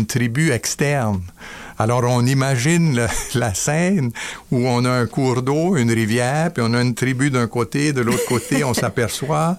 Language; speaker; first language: French; native; French